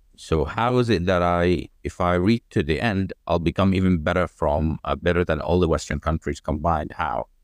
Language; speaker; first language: English; non-native, fluent; Arabic